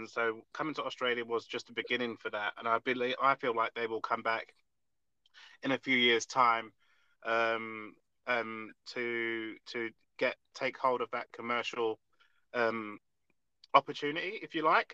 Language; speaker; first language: English; native; English